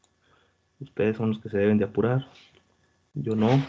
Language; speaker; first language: Spanish; native; Spanish